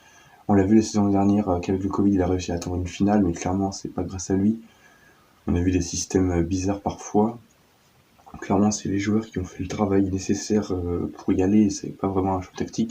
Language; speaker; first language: French; native; French